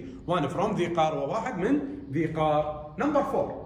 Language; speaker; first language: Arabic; native; Arabic